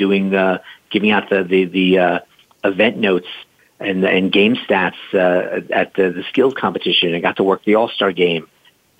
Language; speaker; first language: English; native; English